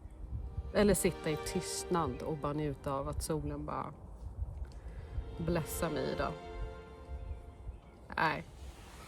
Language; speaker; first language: Swedish; native; Swedish